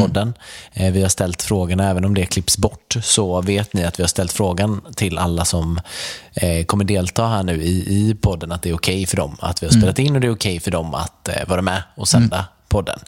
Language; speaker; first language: Swedish; native; Swedish